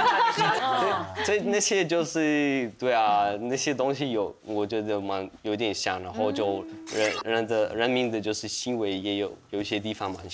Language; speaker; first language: Chinese; non-native, fluent; Russian